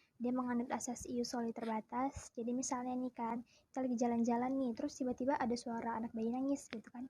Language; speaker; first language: Indonesian; native; Indonesian